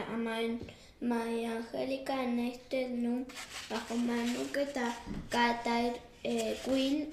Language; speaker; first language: Welsh; non-native, learner; Spanish